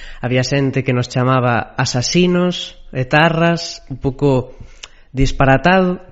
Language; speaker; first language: Galician; native; Galician